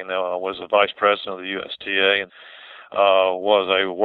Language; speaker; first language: English; native; English